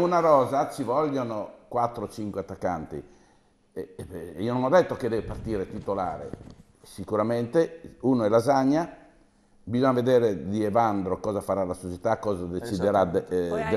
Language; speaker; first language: Italian; native; Italian